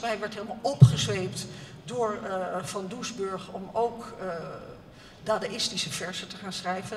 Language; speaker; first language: Dutch; native; Dutch